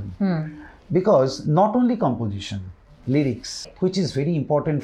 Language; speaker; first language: English; non-native, local second language; Bangla